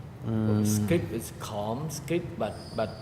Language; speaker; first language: English; non-native, learner; Thai